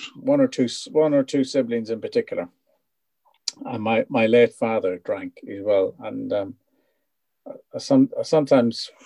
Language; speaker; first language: English; native; English